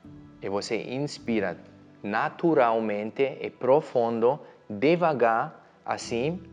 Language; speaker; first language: Portuguese; non-native, fluent; German